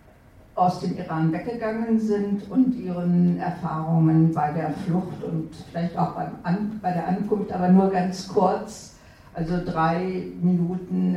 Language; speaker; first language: German; native; German